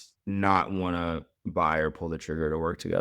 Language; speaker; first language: English; native; English